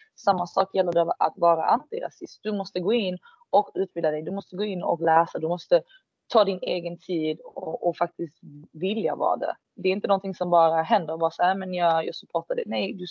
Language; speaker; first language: Swedish; native; Swedish